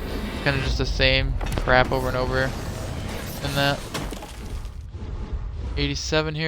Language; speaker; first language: English; native; English